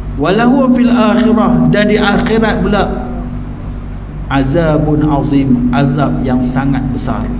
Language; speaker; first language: Malay; native; Malay